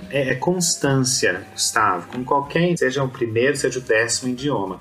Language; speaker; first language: Portuguese; native; Portuguese